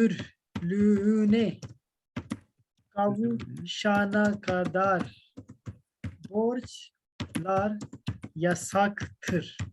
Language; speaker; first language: Turkish; non-native, learner; Urdu